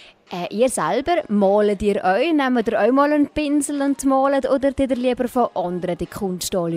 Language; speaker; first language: German; native; German